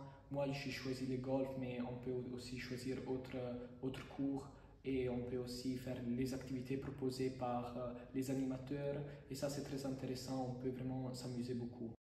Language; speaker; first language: French; non-native, fluent; Italian